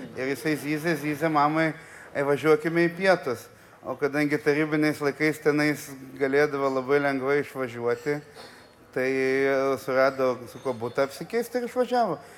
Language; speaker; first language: Lithuanian; early bilingual, other home language; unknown